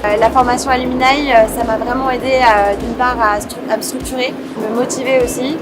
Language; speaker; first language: French; native; French